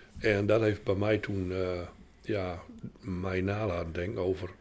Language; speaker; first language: Dutch; native; Dutch